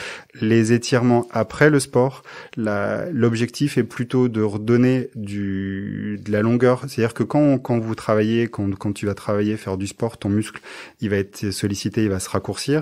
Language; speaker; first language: French; native; French